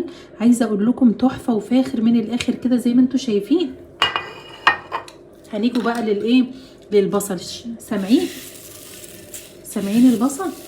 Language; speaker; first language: Arabic; native; Arabic